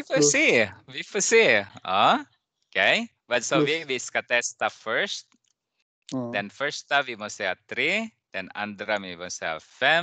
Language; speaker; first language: Swedish; non-native, fluent; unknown